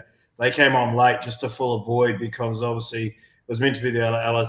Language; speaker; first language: English; native; English